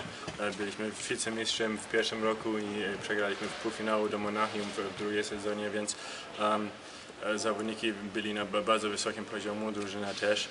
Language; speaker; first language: Polish; early bilingual, heritage; Polish